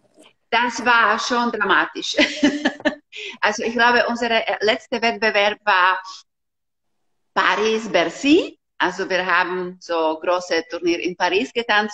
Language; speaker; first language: German; non-native, fluent; Slovak